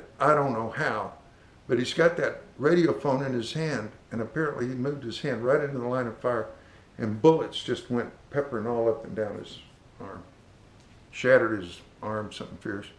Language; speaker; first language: English; native; English